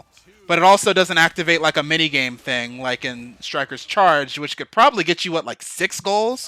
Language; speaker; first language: English; native; English